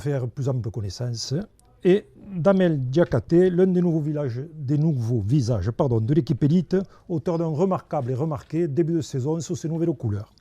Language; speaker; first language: French; native; French